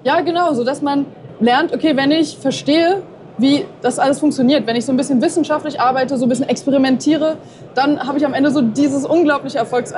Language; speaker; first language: German; native; German